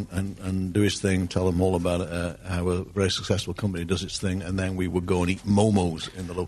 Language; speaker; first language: English; native; English